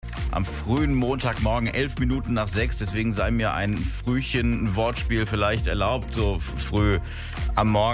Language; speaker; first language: German; native; German